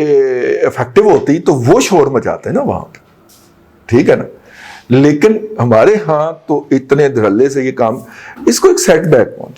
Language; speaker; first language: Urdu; non-native, local second language; Punjabi